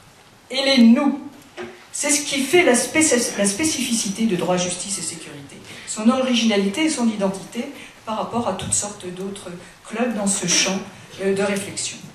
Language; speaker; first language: French; native; French